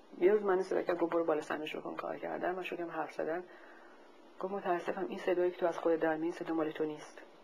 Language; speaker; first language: Persian; native; Persian